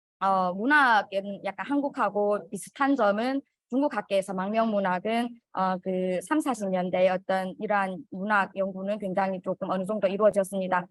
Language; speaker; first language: Korean; non-native, fluent; Chinese